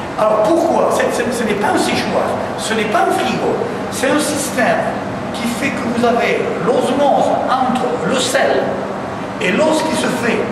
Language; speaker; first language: French; native; French